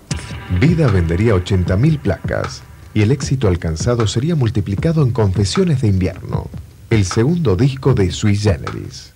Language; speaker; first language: Spanish; native; Spanish